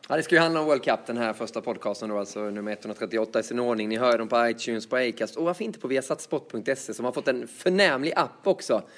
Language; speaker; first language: Swedish; native; Swedish